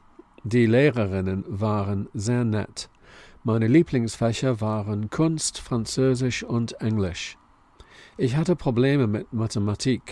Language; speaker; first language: German; non-native, fluent; English